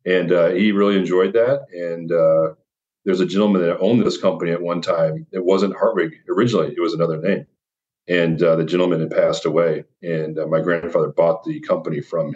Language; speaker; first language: English; native; English